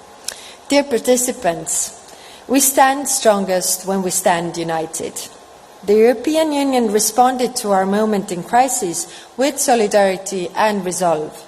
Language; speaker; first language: English; non-native, fluent; Estonian